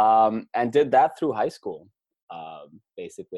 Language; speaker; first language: English; native; English